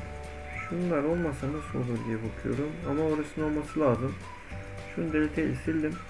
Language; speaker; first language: Turkish; native; Turkish